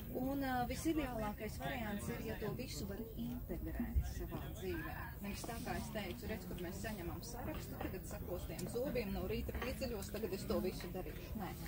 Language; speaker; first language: Latvian; native; Latvian